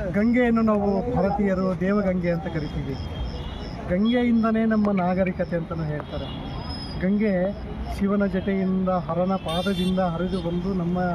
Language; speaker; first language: Kannada; native; Kannada